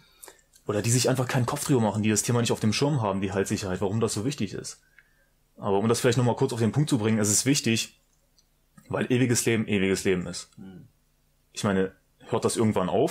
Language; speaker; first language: German; native; German